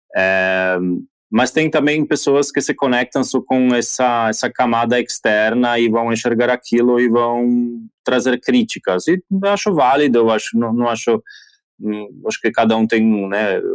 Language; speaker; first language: Portuguese; non-native, fluent; Slovak